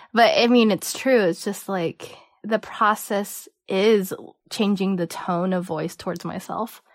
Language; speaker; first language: English; early bilingual, other home language; Cantonese